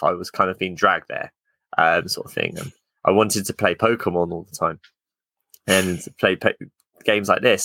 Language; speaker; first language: English; native; English